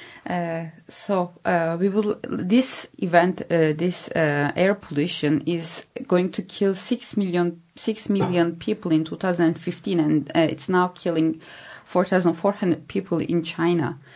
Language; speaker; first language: English; non-native, fluent; Turkish